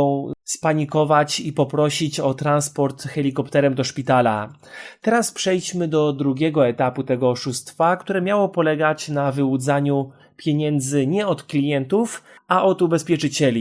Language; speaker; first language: Polish; native; Polish